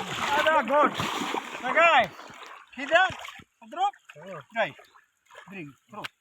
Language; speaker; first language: English; non-native, learner; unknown